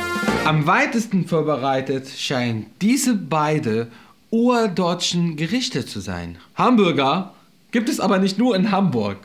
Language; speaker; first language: German; non-native, fluent; Arabic